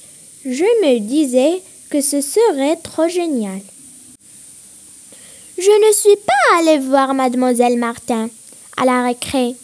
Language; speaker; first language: French; non-native, local second language; Arabic